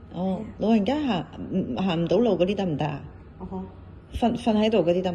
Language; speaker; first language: Cantonese; native; Cantonese